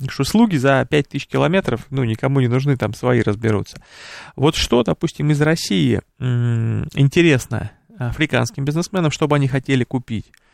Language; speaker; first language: Russian; native; Russian